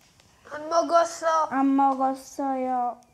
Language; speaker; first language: Korean; early bilingual, heritage; Korean